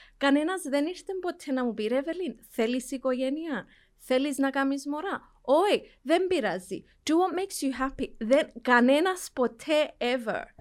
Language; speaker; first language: Greek; early bilingual, heritage; Greek